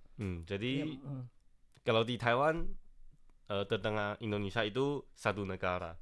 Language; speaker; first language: Indonesian; non-native, fluent; Chinese